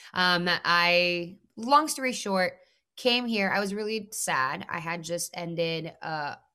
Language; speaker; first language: English; non-native, fluent; Spanish